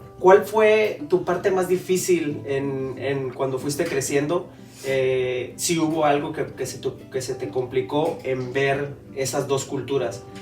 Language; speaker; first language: Spanish; native; Spanish